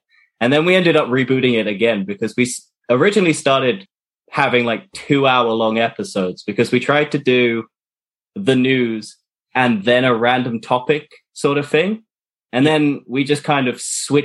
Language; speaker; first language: English; native; English